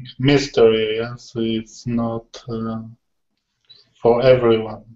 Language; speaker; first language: English; non-native, learner; Polish